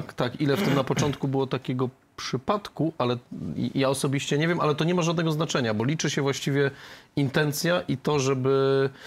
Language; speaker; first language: Polish; native; Polish